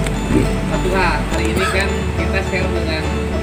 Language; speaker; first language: Indonesian; native; Indonesian